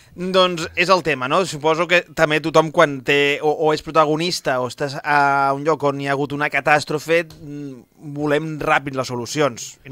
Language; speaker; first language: Catalan; non-native, local second language; Spanish